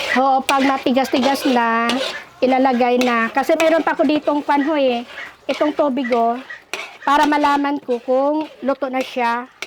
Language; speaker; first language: Filipino; non-native, local second language; Aklanon